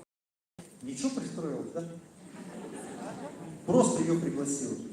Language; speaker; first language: Russian; native; Russian